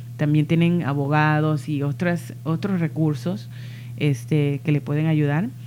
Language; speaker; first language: Spanish; early bilingual, heritage; Spanish